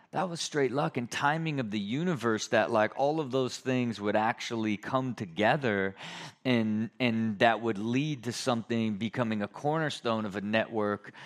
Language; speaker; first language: English; native; English